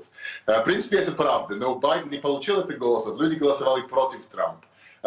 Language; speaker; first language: Russian; non-native, fluent; English